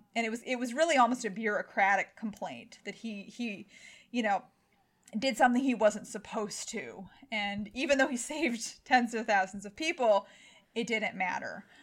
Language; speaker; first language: English; native; English